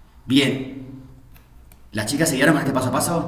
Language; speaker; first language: Spanish; native; Spanish